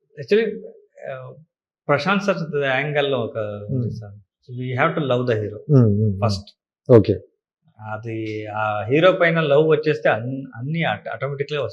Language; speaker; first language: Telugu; non-native, learner; Kannada